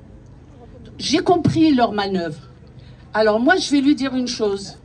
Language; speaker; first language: French; non-native, local second language; Kabyle